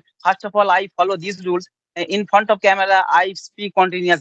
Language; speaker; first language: English; non-native, learner; Bangla